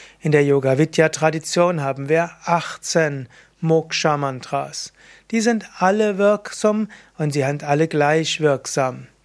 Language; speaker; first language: German; native; German